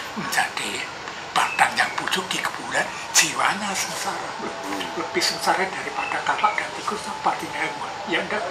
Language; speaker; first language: Indonesian; non-native, local second language; Javanese